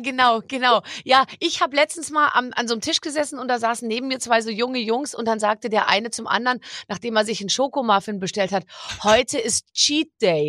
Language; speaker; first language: German; native; German